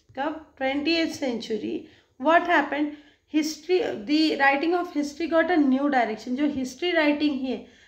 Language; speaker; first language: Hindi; non-native, local second language; Marathi